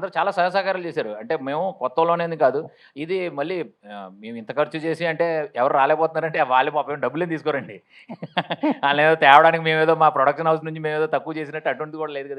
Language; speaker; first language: Telugu; native; Telugu